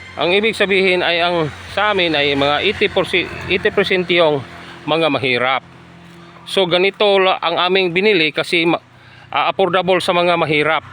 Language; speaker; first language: Filipino; non-native, local second language; Hiligaynon